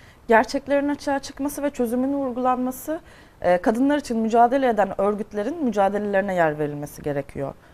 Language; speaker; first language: Turkish; native; Turkish